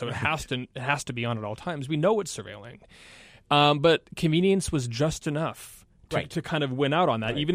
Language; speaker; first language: English; native; English